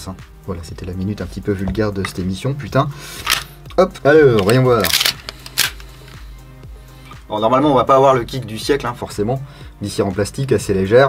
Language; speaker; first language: French; native; French